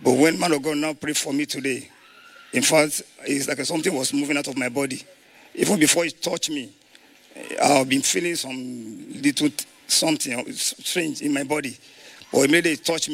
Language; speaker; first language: English; non-native, local second language; Yoruba